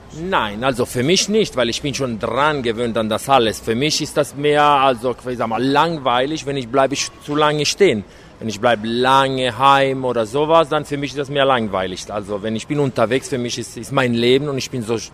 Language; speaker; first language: German; non-native, learner; Italian